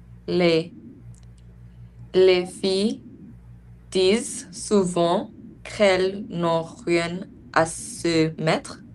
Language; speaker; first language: French; non-native, learner; English